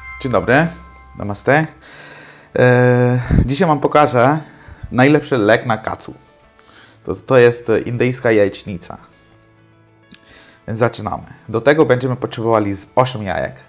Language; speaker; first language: Polish; non-native, fluent; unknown